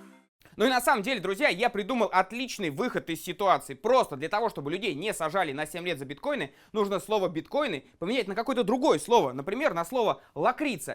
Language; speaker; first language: Russian; native; Russian